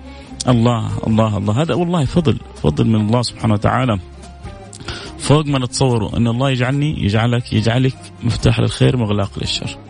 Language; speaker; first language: Arabic; native; Arabic